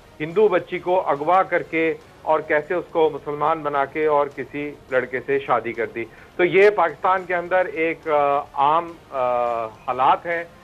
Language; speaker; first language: Hindi; native; Hindi